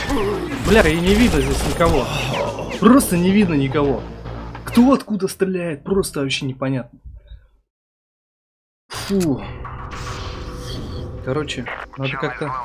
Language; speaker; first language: Russian; native; Russian